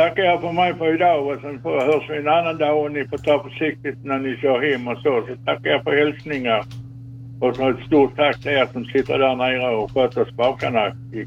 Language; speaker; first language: Swedish; native; Swedish